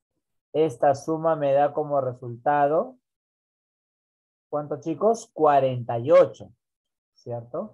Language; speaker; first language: Spanish; native; Spanish